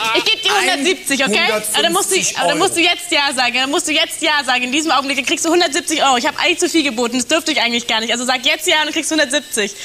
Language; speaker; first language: German; native; German